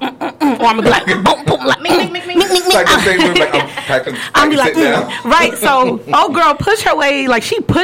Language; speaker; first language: English; native; English